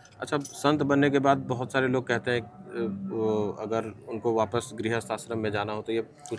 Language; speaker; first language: Hindi; native; Hindi